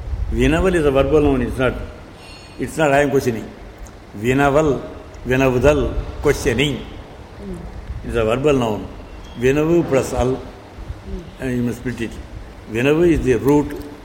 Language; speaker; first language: English; non-native, local second language; Tamil